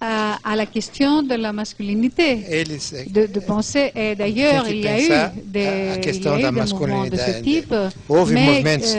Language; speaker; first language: French; non-native, fluent; Greek